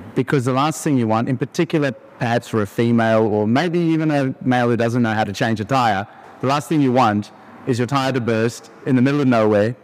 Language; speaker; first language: English; native; English